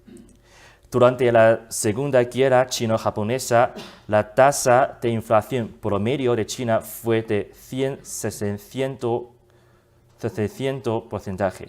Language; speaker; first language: Spanish; non-native, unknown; Chinese